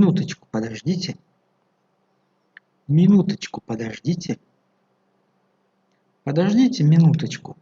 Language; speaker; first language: Russian; non-native, fluent; Tajik